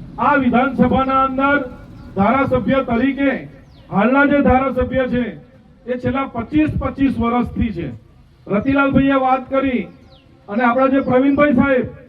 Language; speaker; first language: Gujarati; native; Gujarati